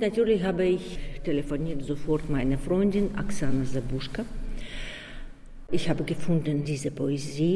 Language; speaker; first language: German; non-native, learner; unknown